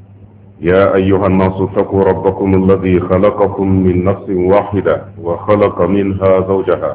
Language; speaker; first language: Arabic; non-native, fluent; Hausa